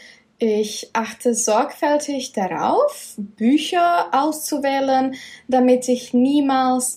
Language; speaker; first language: German; non-native, fluent; Czech